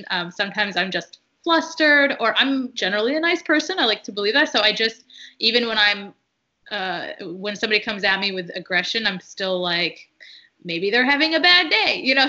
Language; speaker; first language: English; early bilingual, other home language; Arabic